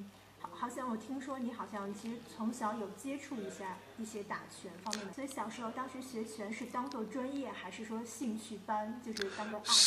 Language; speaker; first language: Chinese; native; Chinese